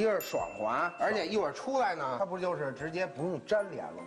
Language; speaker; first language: Chinese; native; Chinese